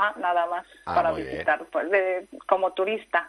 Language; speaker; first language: Spanish; non-native, fluent; Korean